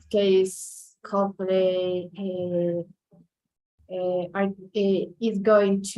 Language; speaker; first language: English; non-native, learner; Spanish